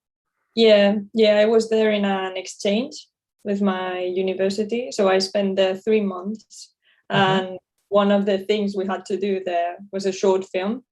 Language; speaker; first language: English; non-native, fluent; Spanish